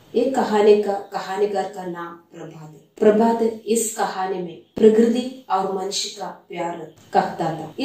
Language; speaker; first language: Hindi; non-native, local second language; Malayalam